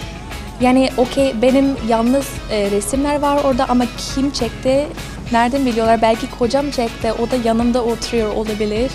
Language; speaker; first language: Turkish; non-native, fluent; English